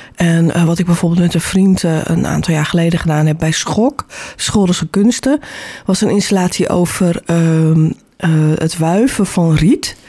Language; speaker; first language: Dutch; native; Dutch